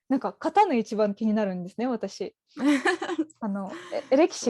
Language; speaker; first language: Japanese; non-native, fluent; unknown